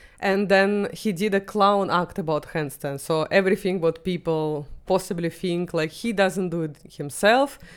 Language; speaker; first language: English; non-native, fluent; Russian